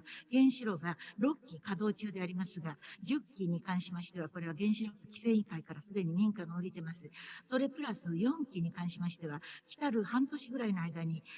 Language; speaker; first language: Japanese; native; Japanese